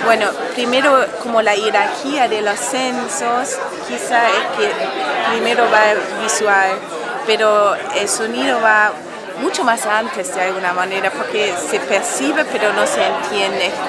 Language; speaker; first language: Spanish; non-native, fluent; German